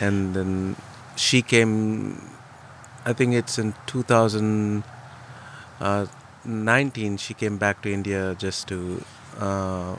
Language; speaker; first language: English; non-native, local second language; Telugu